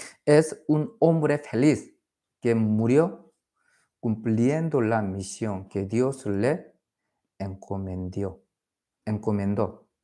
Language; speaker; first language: Spanish; non-native, learner; Korean